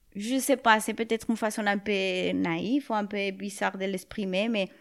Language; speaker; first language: French; non-native, fluent; Spanish